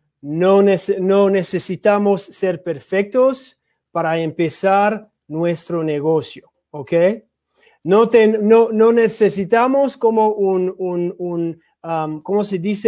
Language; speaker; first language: Spanish; non-native, learner; English